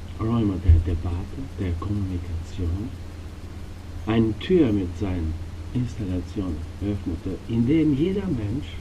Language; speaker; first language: German; non-native, fluent; Albanian